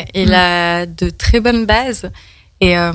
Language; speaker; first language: French; native; French